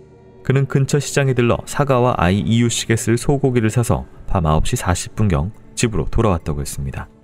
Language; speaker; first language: Korean; native; Korean